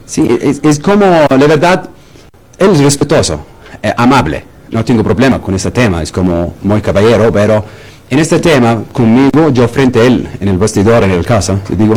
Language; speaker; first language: Spanish; non-native, learner; Arabic